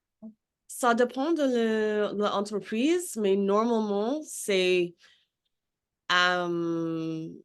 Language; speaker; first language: French; non-native, learner; English